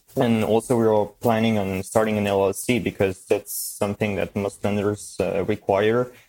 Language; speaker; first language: English; non-native, fluent; French